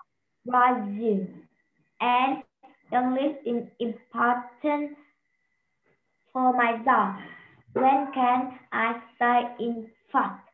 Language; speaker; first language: English; non-native, learner; Vietnamese